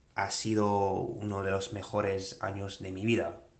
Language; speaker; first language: Spanish; non-native, fluent; English